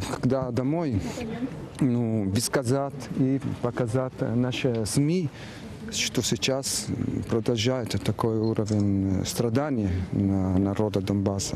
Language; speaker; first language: Russian; non-native, fluent; Italian